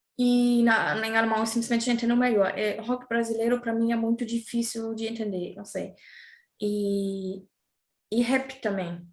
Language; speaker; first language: Portuguese; non-native, fluent; German